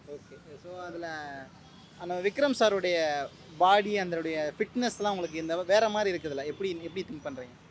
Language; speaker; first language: Tamil; native; Tamil